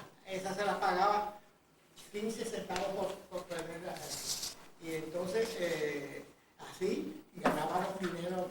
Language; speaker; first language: Spanish; native; Spanish